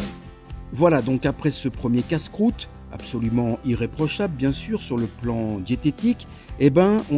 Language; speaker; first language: French; native; French